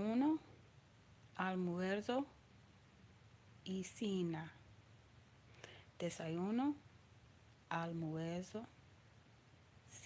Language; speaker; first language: Spanish; non-native, learner; English